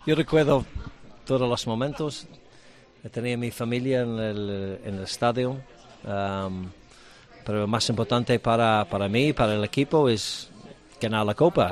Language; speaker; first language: Spanish; non-native, learner; English